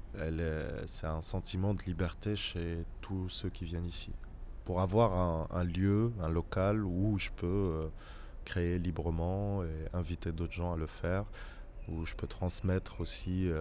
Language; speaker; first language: French; non-native, local second language; Arabic